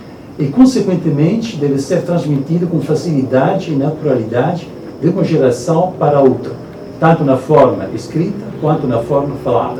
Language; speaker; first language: Portuguese; non-native, learner; Italian